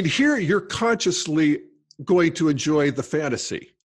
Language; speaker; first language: English; native; English